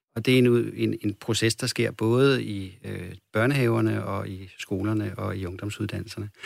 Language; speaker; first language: Danish; native; Danish